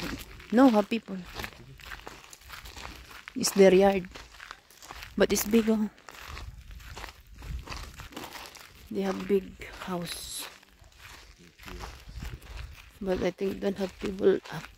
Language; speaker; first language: English; non-native, learner; Filipino